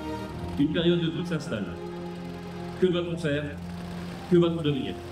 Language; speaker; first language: French; native; French